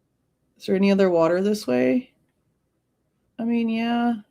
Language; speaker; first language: English; native; English